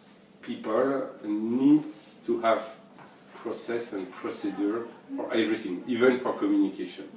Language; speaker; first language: English; non-native, learner; French